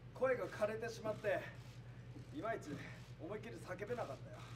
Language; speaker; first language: Japanese; native; Japanese